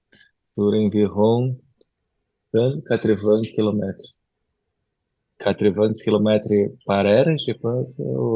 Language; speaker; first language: French; non-native, learner; Portuguese